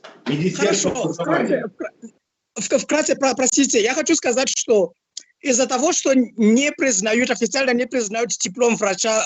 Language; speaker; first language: Russian; non-native, fluent; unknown